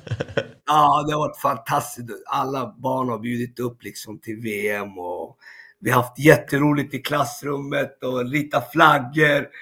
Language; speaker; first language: Swedish; early bilingual, other home language; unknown